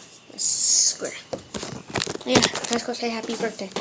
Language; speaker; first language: English; native; English